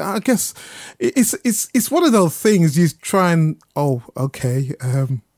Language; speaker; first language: English; native; English